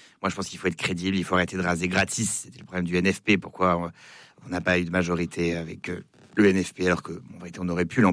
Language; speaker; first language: French; native; French